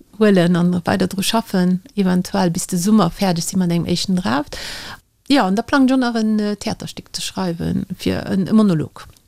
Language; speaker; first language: Luxembourgish; native; Luxembourgish